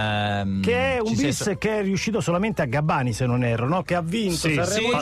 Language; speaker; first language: Italian; native; Italian